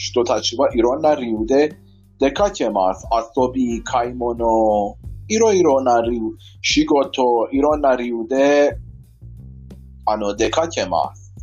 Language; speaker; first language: Japanese; non-native, fluent; Persian